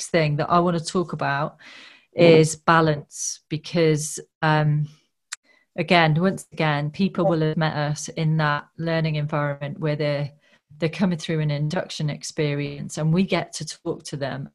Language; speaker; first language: English; native; English